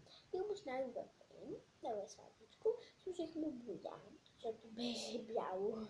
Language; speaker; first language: Bulgarian; native; Bulgarian